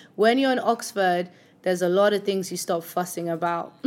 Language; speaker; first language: English; non-native, local second language; Yoruba